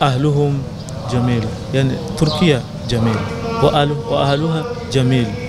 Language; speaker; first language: Arabic; non-native, fluent; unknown